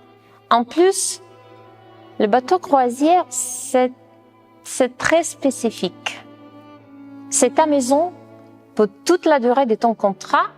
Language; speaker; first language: French; non-native, fluent; Russian